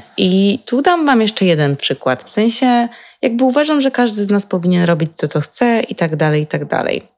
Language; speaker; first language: Polish; native; Polish